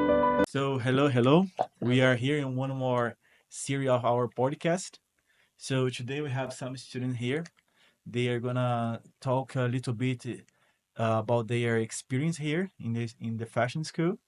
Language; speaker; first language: English; non-native, fluent; Portuguese